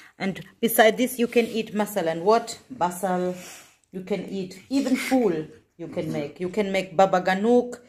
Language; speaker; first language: English; non-native, learner; German